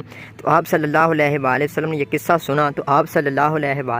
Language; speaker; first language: Urdu; native; Urdu